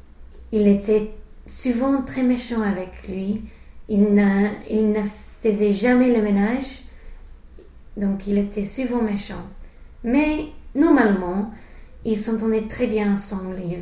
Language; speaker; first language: French; non-native, fluent; English